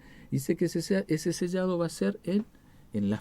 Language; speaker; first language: Spanish; native; Spanish